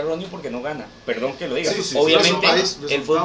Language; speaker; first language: Spanish; native; Spanish